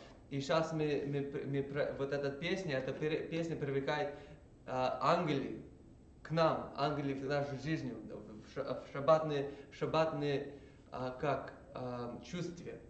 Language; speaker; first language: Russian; early bilingual, heritage; English